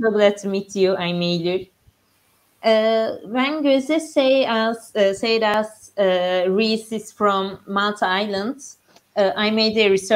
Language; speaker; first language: English; non-native, learner; Turkish